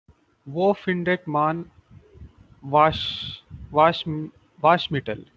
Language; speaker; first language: German; non-native, learner; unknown